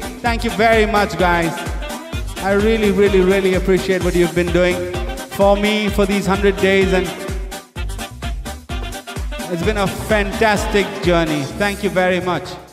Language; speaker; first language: English; native; English